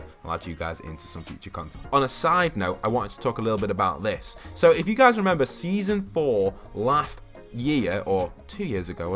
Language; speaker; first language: English; native; English